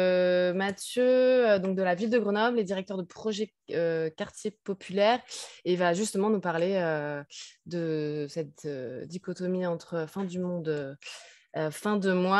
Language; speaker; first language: French; native; French